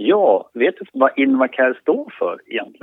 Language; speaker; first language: Swedish; non-native, fluent; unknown